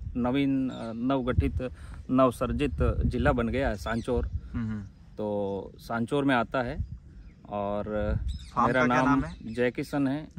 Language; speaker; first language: Hindi; native; Hindi